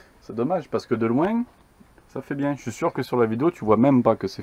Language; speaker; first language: French; native; French